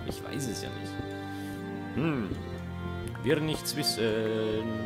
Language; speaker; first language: German; native; German